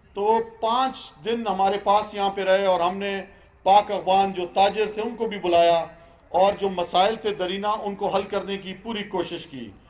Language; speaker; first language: Urdu; non-native, local second language; Pashto